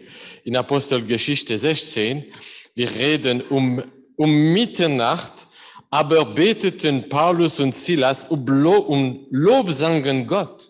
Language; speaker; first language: German; non-native, learner; English